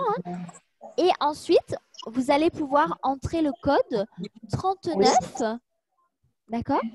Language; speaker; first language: French; native; French